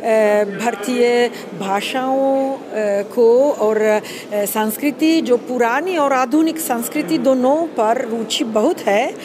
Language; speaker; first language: Hindi; non-native, fluent; Italian